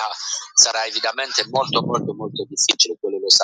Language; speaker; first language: Italian; early bilingual, heritage; French